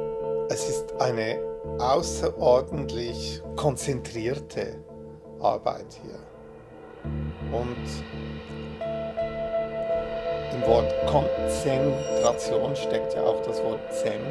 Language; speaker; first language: German; early bilingual, other home language; English